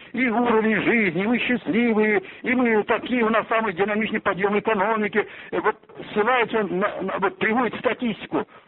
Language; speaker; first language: Russian; non-native, local second language; Uzbek